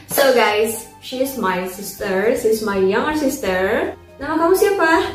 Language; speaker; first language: English; non-native, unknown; Indonesian